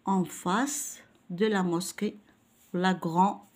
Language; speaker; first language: French; non-native, local second language; Arabic